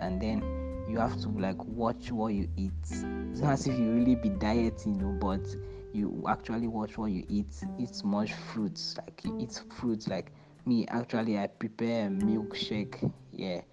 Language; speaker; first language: English; non-native, local second language; Igbo